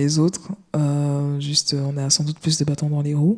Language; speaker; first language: French; native; French